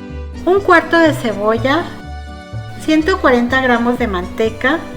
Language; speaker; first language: Spanish; native; Spanish